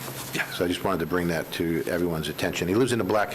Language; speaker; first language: English; native; English